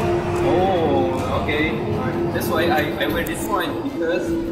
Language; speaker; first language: English; non-native, learner; Malay